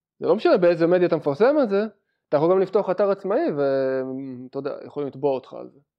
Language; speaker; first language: Hebrew; native; Hebrew